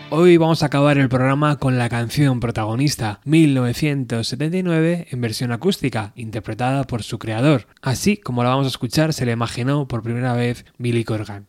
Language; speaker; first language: Spanish; native; Spanish